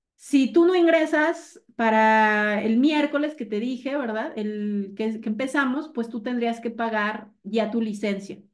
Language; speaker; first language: Spanish; native; Spanish